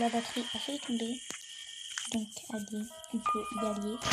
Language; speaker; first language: French; native; French